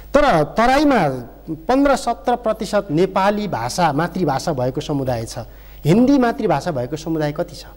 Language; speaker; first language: Nepali; native; Nepali